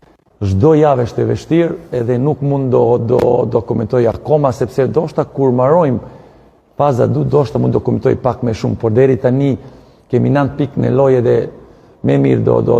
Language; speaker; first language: Albanian; non-native, learner; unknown